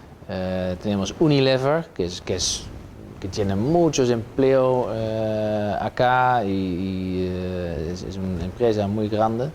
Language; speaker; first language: Spanish; non-native, fluent; Dutch